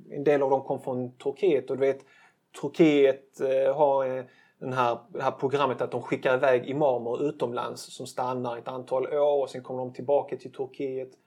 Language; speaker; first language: Swedish; early bilingual, other home language; Turkish